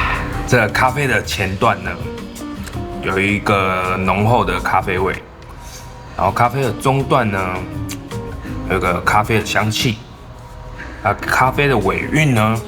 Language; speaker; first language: Chinese; native; Chinese